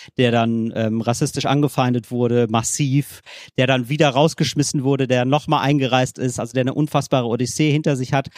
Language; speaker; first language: German; native; German